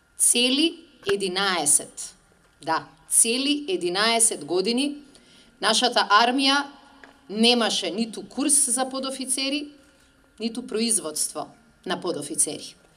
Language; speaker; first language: Macedonian; native; Macedonian